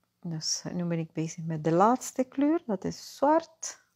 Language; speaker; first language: Dutch; non-native, fluent; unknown